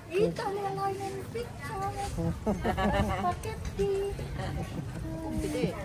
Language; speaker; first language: Finnish; non-native, learner; Thai